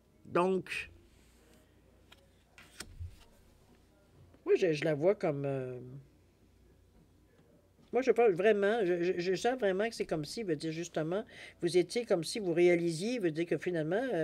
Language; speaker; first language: French; native; French